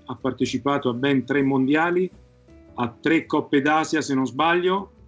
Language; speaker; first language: Italian; native; Italian